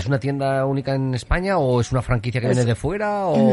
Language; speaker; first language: Spanish; native; Spanish